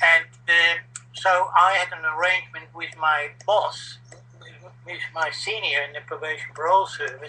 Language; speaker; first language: English; non-native, fluent; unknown